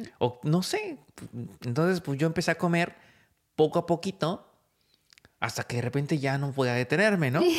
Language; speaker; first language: Spanish; native; Spanish